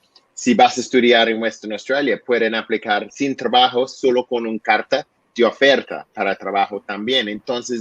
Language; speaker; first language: Spanish; non-native, learner; English